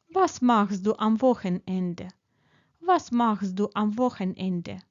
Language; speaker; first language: German; non-native, fluent; Ukrainian